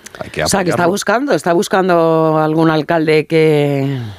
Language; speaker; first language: Spanish; native; Spanish